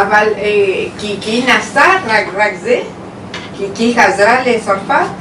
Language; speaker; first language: Hebrew; non-native, learner; Spanish